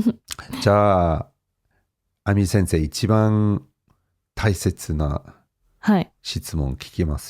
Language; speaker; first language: Japanese; non-native, fluent; English